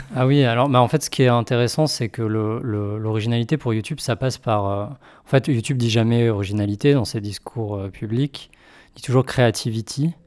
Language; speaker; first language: French; native; French